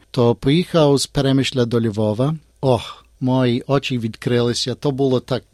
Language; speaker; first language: Ukrainian; early bilingual, heritage; Ukrainian